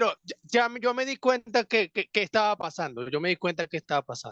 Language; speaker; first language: Spanish; native; Spanish